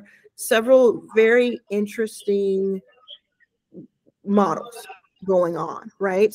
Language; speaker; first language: English; native; English